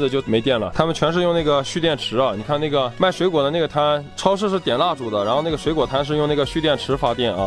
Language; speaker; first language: Chinese; native; Chinese